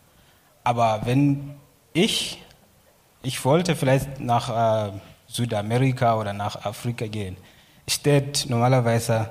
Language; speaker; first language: German; non-native, learner; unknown